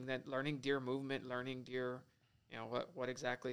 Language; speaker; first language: English; native; English